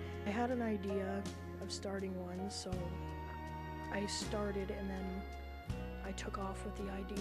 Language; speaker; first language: English; native; English